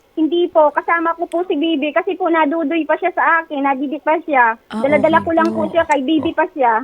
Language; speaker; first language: Filipino; non-native, local second language; Waray